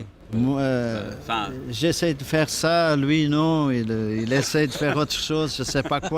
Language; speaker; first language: French; non-native, fluent; Portuguese